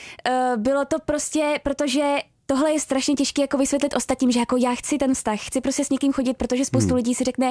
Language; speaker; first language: Czech; native; Czech